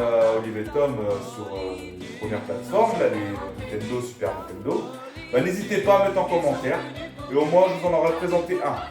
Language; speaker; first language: French; native; French